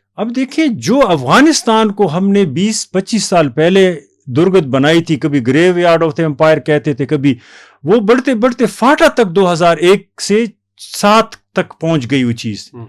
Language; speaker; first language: Urdu; non-native, local second language; Pashto